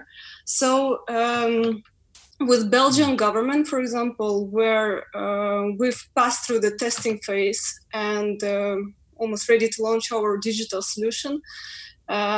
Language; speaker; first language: English; non-native, fluent; Ukrainian